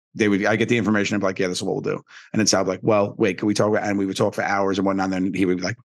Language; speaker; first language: English; native; English